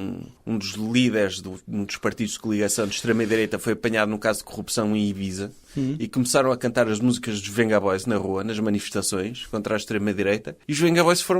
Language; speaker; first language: Portuguese; native; Portuguese